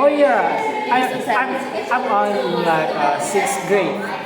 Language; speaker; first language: English; non-native, learner; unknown